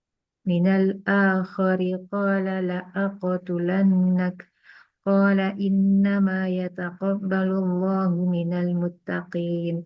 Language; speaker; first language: Arabic; non-native, learner; Indonesian